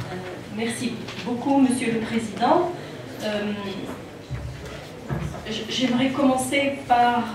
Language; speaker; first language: French; non-native, local second language; Arabic